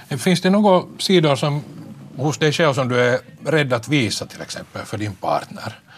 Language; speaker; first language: Swedish; native; Swedish